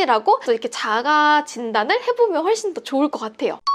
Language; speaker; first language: Korean; native; Korean